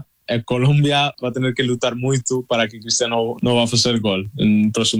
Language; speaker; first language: Portuguese; non-native, fluent; Spanish